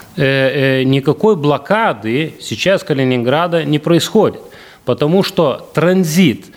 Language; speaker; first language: Russian; non-native, local second language; Lithuanian